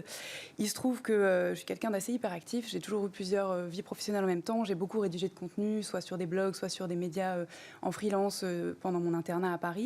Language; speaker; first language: French; native; French